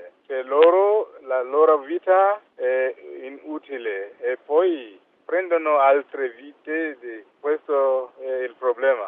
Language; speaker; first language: Italian; non-native, fluent; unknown